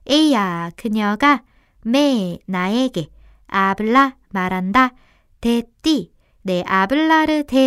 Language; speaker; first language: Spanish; non-native, fluent; Korean